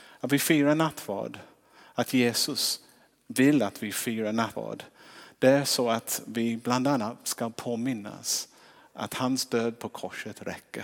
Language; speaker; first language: Swedish; non-native, fluent; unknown